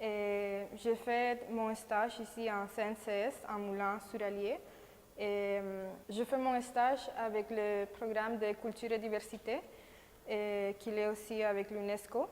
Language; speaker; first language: French; non-native, fluent; Spanish